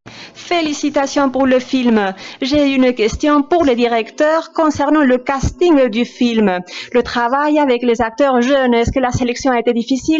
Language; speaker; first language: French; non-native, fluent; Spanish